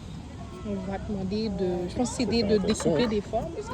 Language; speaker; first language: French; native; French